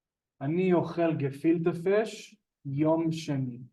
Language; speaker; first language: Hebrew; non-native, fluent; English